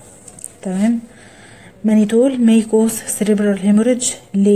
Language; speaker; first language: Arabic; native; Arabic